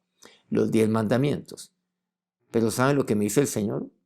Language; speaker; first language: Spanish; native; Spanish